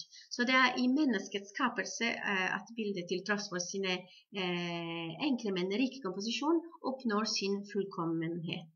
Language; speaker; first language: Norwegian; non-native, fluent; Italian